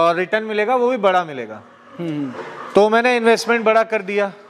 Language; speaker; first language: Hindi; native; Hindi